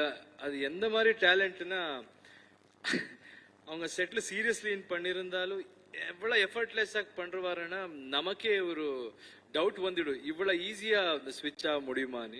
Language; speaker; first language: Tamil; non-native, learner; Kannada